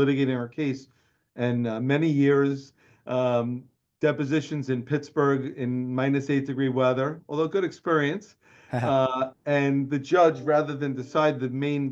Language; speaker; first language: English; native; English